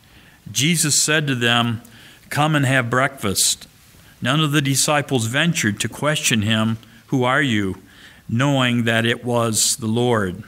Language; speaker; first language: English; native; English